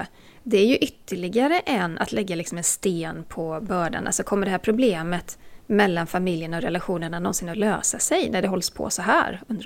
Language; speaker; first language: Swedish; native; Swedish